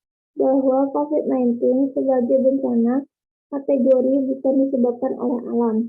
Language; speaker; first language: Indonesian; native; Indonesian